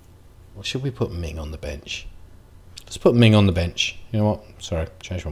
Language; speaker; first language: English; native; English